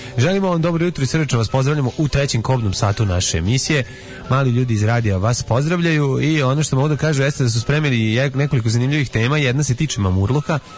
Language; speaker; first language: Serbian; native; Serbian